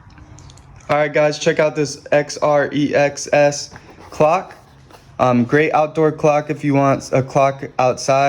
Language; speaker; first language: English; native; English